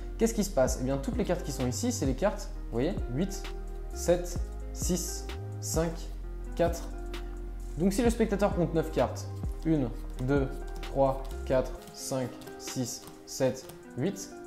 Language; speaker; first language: French; native; French